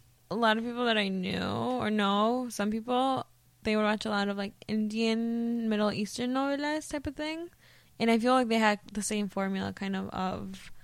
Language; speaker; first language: English; early bilingual, other home language; Spanish